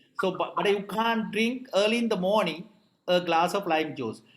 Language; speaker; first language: English; non-native, local second language; Sinhala